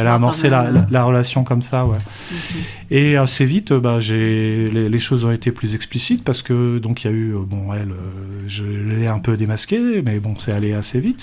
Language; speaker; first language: French; native; French